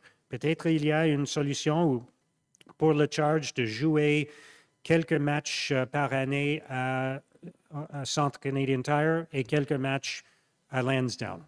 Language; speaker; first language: French; non-native, local second language; English